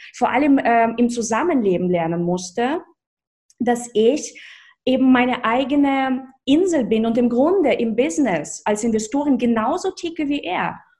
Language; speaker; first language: German; early bilingual, other home language; Russian